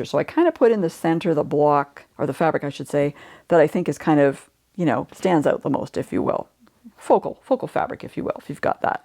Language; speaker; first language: English; native; English